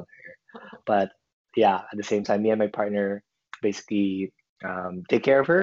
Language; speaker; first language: English; non-native, local second language; Filipino